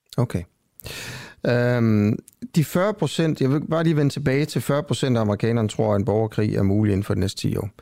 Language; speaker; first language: Danish; native; Danish